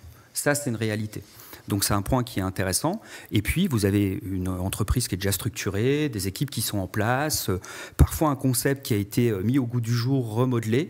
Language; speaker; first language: French; native; French